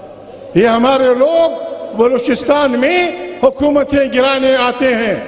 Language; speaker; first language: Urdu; non-native, local second language; Pashto